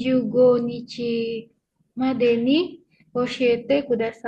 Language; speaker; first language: Japanese; non-native, learner; Indonesian